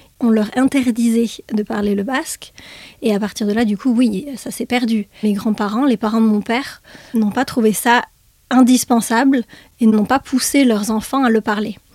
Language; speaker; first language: French; native; French